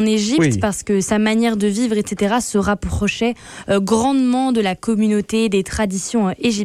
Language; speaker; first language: French; native; French